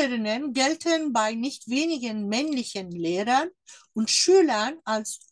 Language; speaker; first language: German; non-native, fluent; Turkish